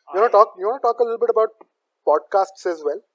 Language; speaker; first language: English; non-native, local second language; Hindi